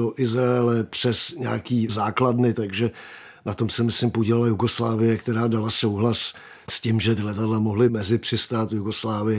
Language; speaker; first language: Czech; native; Czech